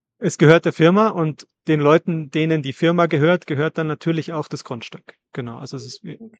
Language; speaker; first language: German; native; German